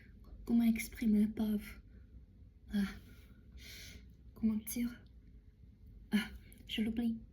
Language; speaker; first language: French; non-native, learner; Chinese